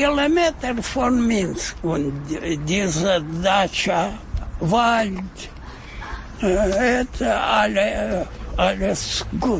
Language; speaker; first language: German; non-native, learner; Russian